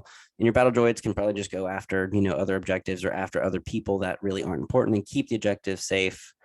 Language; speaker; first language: English; native; English